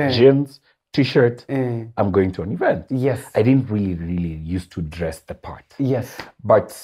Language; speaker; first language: English; non-native, local second language; Swahili